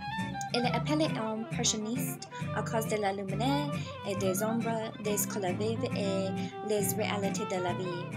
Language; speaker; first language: French; non-native, learner; English